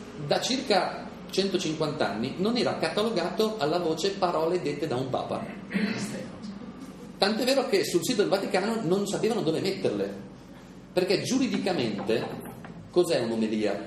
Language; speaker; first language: Italian; native; Italian